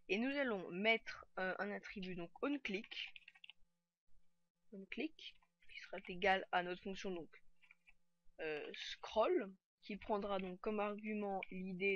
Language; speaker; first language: French; native; French